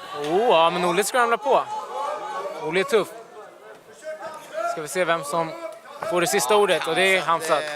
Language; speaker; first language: Swedish; native; Swedish